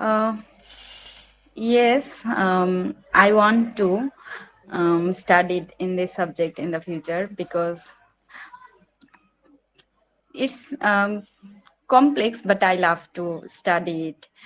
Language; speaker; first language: English; non-native, learner; Bangla